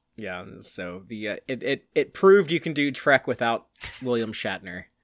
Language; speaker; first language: English; native; English